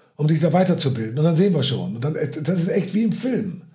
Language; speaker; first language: German; native; German